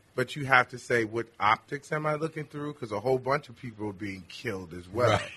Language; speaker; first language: English; native; English